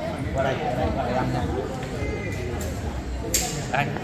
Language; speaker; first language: Vietnamese; native; Vietnamese